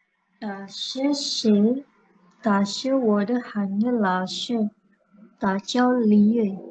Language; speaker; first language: Chinese; non-native, learner; Indonesian